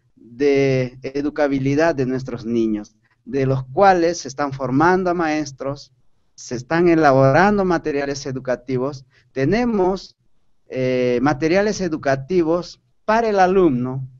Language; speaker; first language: Spanish; non-native, local second language; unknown